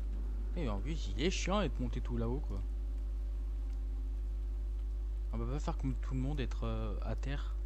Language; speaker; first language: French; native; French